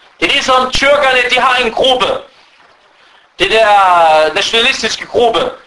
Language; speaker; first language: Danish; non-native, fluent; Arabic